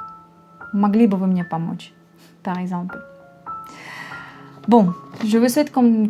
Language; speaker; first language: French; non-native, fluent; Russian